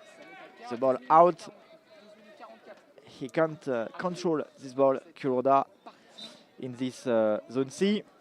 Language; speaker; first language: English; non-native, learner; French